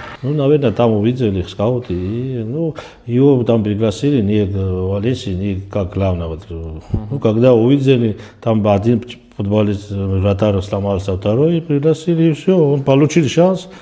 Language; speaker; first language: Russian; non-native, fluent; Georgian